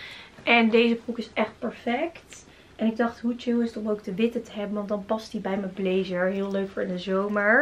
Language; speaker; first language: Dutch; native; Dutch